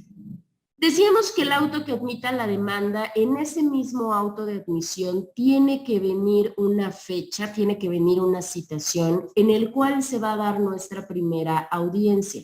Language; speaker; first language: Spanish; native; Spanish